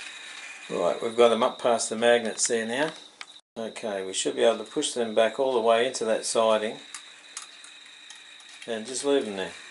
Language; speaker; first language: English; native; English